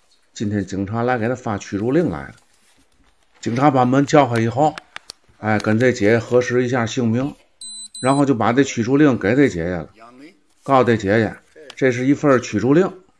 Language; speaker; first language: Chinese; native; Chinese